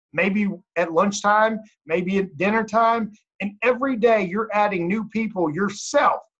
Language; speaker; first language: English; native; English